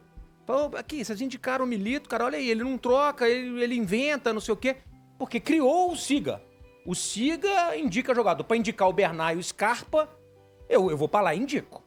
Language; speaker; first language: Portuguese; native; Portuguese